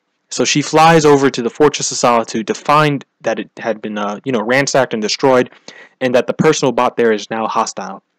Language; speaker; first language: English; native; English